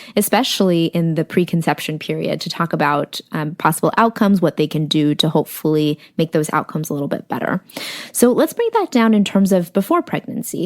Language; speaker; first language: English; native; English